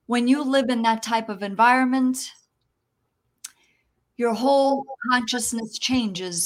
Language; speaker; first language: English; early bilingual, other home language; Italian